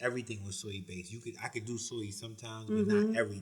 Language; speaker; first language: English; native; English